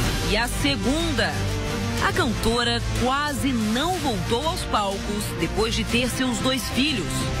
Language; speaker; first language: Portuguese; native; Portuguese